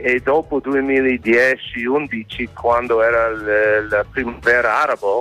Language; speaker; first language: Italian; non-native, fluent; English